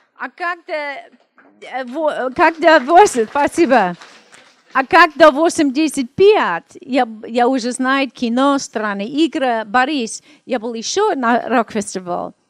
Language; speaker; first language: Russian; non-native, learner; English